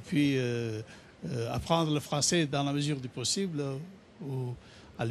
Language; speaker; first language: French; non-native, fluent; Serbian